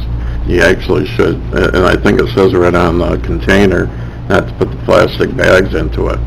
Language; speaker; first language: English; native; English